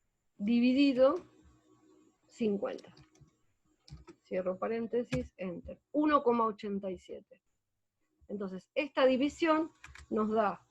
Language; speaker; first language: Spanish; native; Spanish